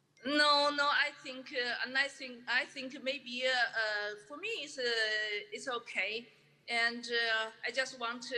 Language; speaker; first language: English; non-native, learner; Chinese